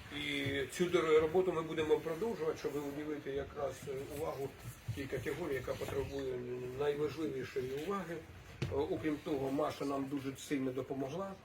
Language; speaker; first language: Ukrainian; native; Ukrainian